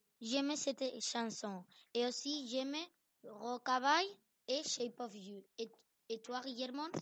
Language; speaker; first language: French; non-native, learner; Spanish